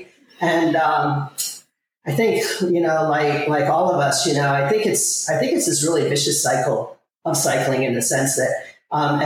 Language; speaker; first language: English; native; English